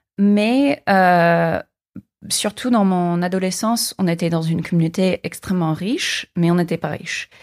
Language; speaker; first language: French; non-native, fluent; English